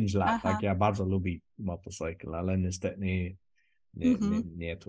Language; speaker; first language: Polish; non-native, learner; English